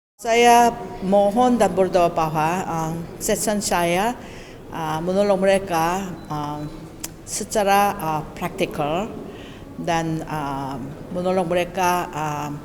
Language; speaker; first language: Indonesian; non-native, learner; Korean